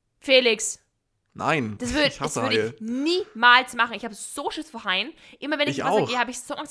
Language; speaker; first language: German; native; German